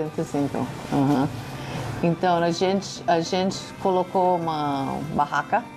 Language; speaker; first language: Portuguese; non-native, learner; English